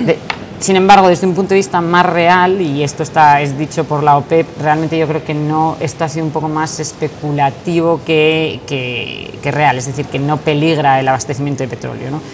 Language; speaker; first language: Spanish; native; Spanish